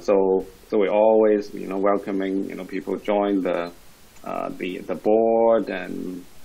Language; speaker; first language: English; non-native, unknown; Chinese